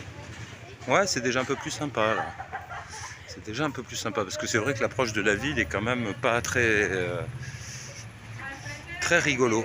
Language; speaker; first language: French; native; French